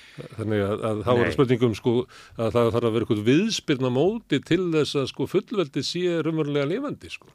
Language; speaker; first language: Icelandic; native; Icelandic